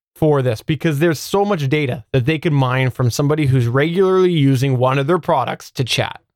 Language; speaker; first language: English; native; English